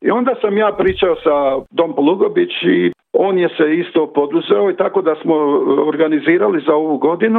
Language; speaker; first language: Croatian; early bilingual, other home language; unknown